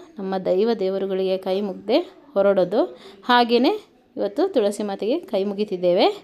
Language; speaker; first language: Kannada; non-native, local second language; Tulu